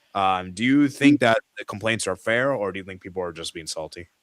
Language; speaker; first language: English; native; English